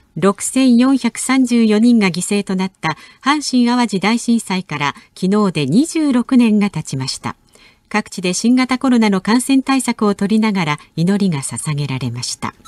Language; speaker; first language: Japanese; native; Japanese